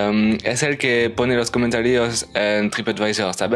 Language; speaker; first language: Spanish; non-native, learner; French